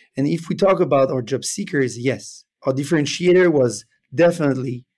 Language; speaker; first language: English; non-native, fluent; French